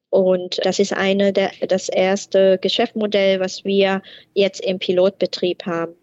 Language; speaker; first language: German; non-native, fluent; Thai